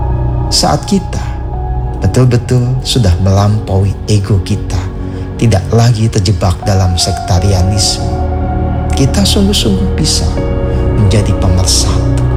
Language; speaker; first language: Indonesian; native; Indonesian